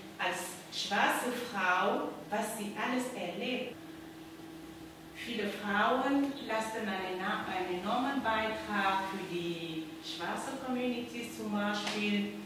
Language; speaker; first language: German; non-native, learner; French